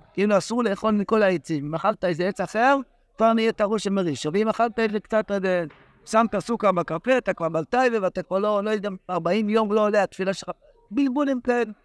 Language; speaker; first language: Hebrew; non-native, fluent; English